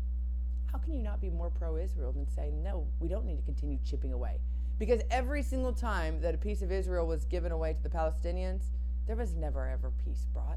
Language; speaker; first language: English; native; English